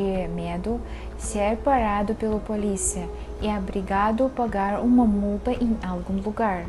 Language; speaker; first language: Portuguese; non-native, fluent; Russian